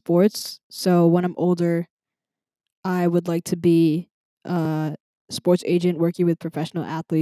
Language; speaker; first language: English; native; English